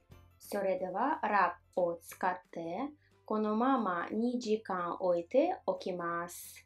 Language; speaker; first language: Japanese; non-native, fluent; Russian